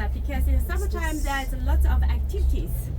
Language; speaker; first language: English; non-native, learner; Chinese